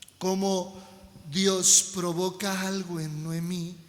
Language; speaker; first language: Spanish; native; Spanish